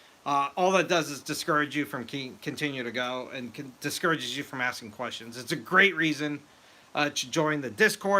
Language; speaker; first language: English; native; English